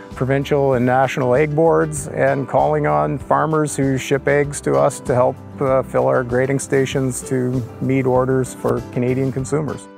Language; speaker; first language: English; native; English